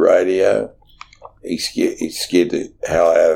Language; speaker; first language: English; native; English